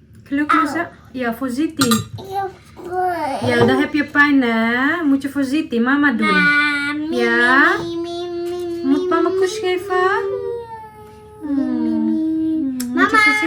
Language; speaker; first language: Dutch; non-native, learner; Indonesian